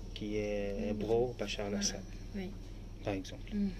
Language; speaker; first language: French; non-native, fluent; Arabic